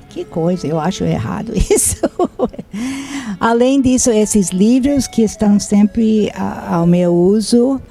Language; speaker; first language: Portuguese; non-native, fluent; English